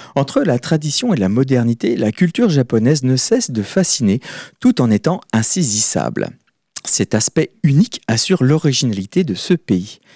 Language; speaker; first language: French; native; French